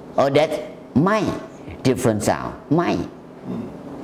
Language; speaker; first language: English; non-native, learner; Thai